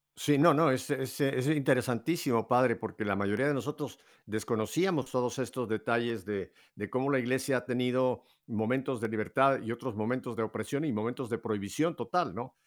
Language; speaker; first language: Spanish; native; Spanish